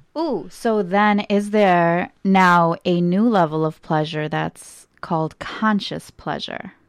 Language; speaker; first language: English; early bilingual, other home language; Ukrainian